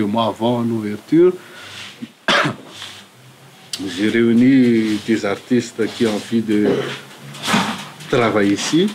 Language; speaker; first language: French; non-native, local second language; Malagasy